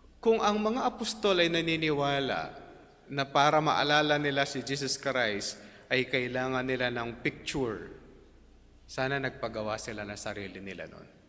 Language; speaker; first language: Filipino; non-native, local second language; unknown